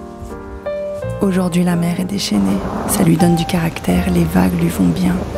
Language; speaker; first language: French; native; French